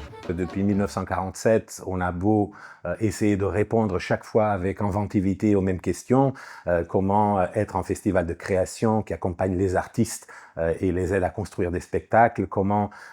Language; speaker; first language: French; non-native, fluent; Portuguese